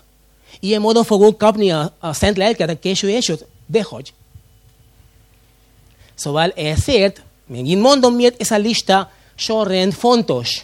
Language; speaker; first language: Hungarian; non-native, fluent; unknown